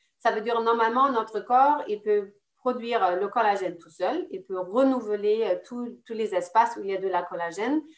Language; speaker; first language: French; non-native, fluent; German